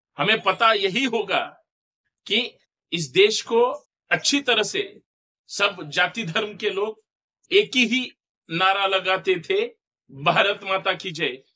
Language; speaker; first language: Hindi; non-native, local second language; Marathi